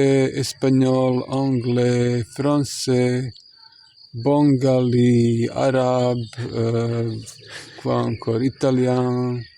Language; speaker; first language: French; non-native, fluent; Croatian